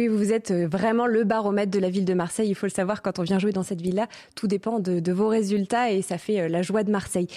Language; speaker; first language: French; native; French